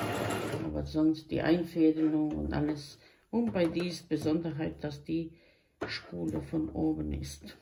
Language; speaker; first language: German; non-native, local second language; Bosnian